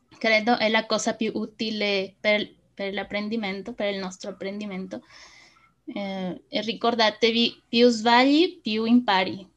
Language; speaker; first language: Italian; non-native, learner; Spanish